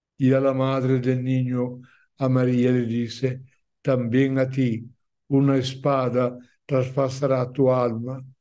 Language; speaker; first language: Spanish; non-native, fluent; Italian